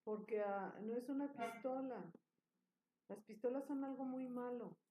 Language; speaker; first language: Spanish; native; Spanish